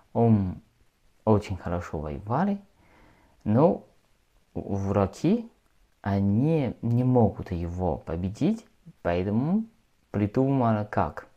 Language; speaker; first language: Russian; non-native, learner; Chinese